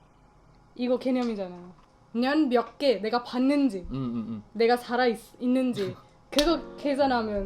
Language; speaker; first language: Korean; non-native, fluent; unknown